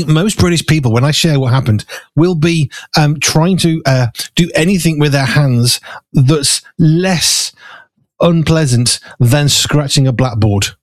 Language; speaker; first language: English; native; English